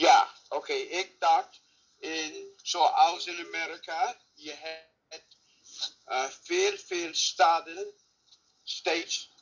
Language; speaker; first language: Dutch; non-native, learner; English